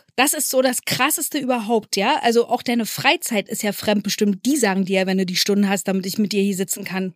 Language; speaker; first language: German; native; German